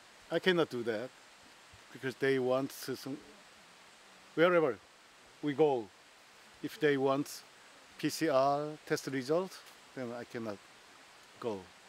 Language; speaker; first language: English; non-native, fluent; Korean